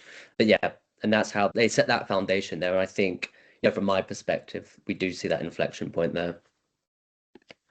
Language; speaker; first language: English; native; English